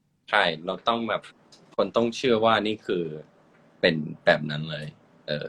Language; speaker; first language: Thai; non-native, learner; English